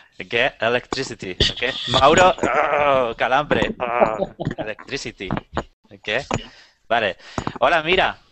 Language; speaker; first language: Spanish; native; Spanish